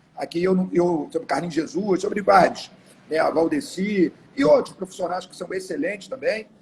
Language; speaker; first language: Portuguese; native; Portuguese